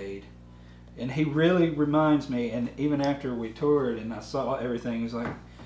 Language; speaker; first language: English; native; English